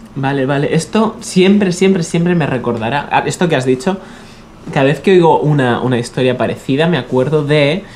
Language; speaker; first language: Spanish; native; Spanish